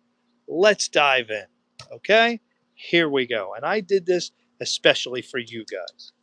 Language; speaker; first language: English; native; English